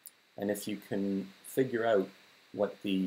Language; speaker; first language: English; native; English